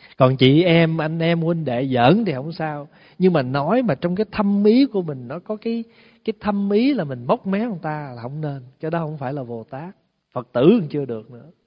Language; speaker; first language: Vietnamese; early bilingual, heritage; Vietnamese